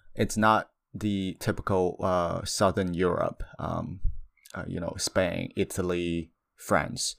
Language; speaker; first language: English; non-native, fluent; Chinese